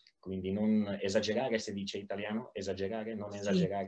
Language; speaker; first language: Italian; non-native, learner; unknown